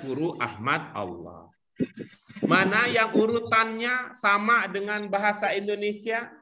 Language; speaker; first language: Indonesian; native; Indonesian